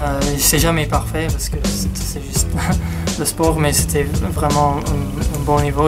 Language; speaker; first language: French; non-native, fluent; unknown